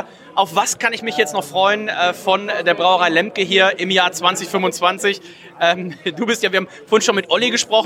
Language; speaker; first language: German; native; German